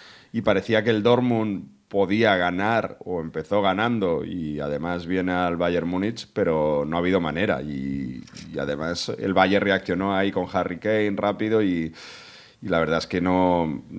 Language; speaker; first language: Spanish; native; Spanish